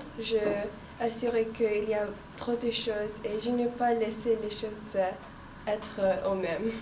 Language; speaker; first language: French; non-native, learner; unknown